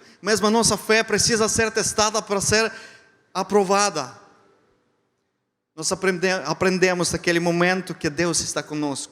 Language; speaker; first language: Portuguese; non-native, fluent; Ukrainian